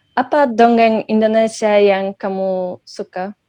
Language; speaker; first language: Indonesian; non-native, learner; Polish